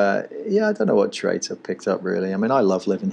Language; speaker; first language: English; native; English